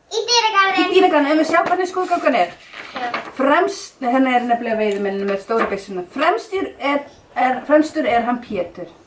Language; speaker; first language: Icelandic; non-native, fluent; Danish